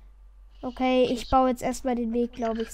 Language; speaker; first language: German; native; German